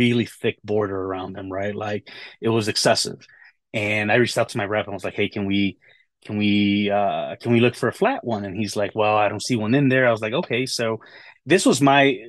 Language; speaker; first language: English; native; English